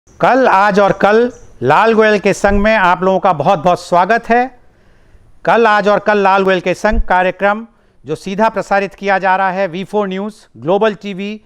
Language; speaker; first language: Hindi; native; Hindi